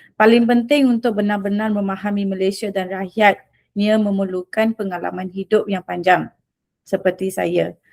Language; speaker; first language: Malay; early bilingual, other home language; Rohingya